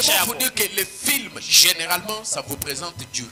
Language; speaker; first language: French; non-native, local second language; Swahili